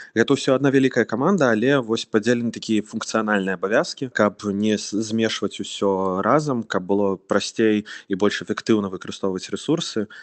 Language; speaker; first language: Belarusian; non-native, local second language; Russian